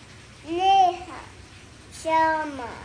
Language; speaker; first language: Chinese; non-native, learner; Vietnamese